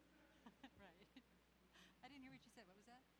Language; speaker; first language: English; native; English